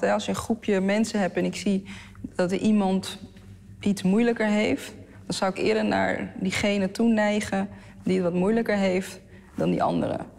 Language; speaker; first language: Dutch; native; Dutch